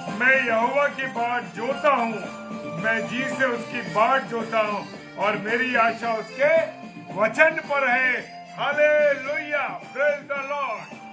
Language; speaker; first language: Hindi; native; Hindi